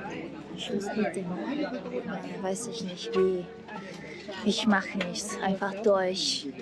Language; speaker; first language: German; non-native, learner; Japanese